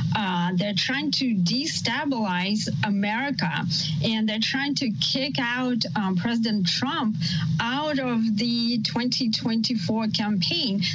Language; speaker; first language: English; non-native, fluent; Russian